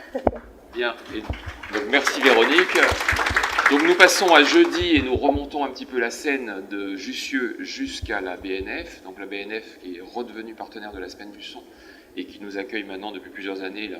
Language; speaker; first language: French; native; French